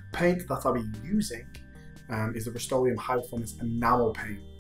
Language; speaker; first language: English; native; English